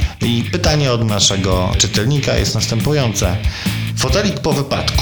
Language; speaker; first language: Polish; native; Polish